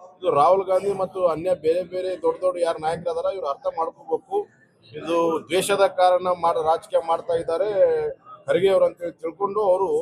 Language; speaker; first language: Kannada; non-native, local second language; Lambadi